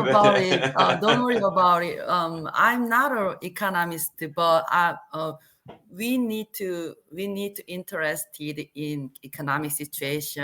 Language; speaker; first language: English; non-native, learner; Korean